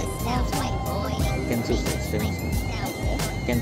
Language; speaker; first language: Japanese; non-native, fluent; Indonesian